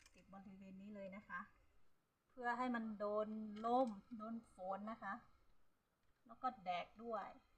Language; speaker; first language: Thai; non-native, local second language; Hmong